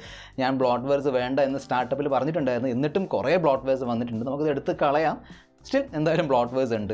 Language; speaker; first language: Malayalam; native; Malayalam